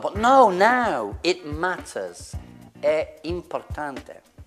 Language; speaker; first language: Italian; non-native, fluent; English